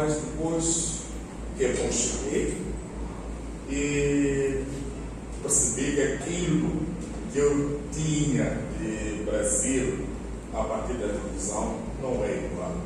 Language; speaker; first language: Portuguese; non-native, local second language; Tsonga